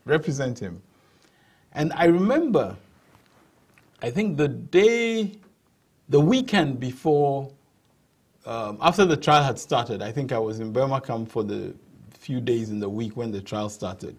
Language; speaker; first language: English; non-native, local second language; Ewe